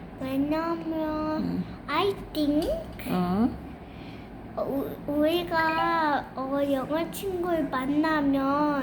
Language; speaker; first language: Korean; early bilingual, heritage; Korean